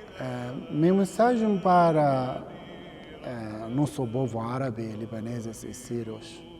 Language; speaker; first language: Portuguese; non-native, learner; Arabic